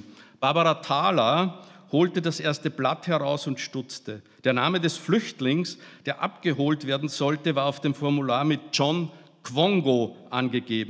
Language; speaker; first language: German; native; German